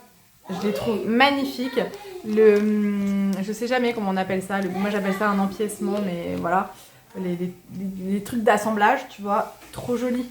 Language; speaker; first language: French; native; French